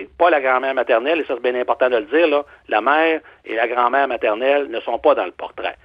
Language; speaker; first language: French; native; French